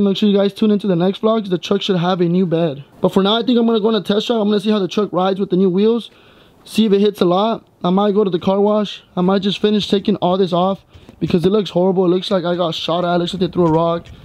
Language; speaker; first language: English; early bilingual, other home language; Spanish